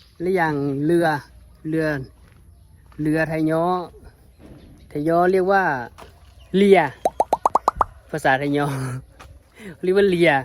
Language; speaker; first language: Thai; non-native, local second language; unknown